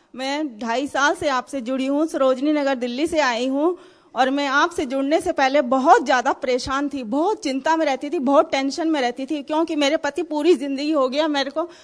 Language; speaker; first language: Hindi; native; Hindi